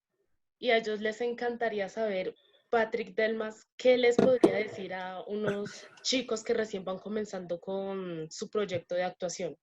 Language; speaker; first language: Spanish; native; Spanish